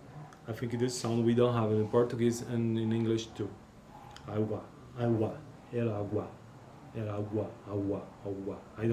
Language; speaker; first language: English; non-native, learner; Portuguese